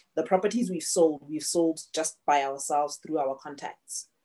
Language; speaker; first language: English; non-native, local second language; Tswana